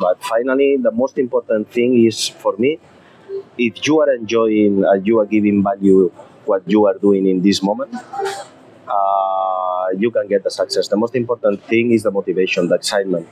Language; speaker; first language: English; non-native, fluent; Spanish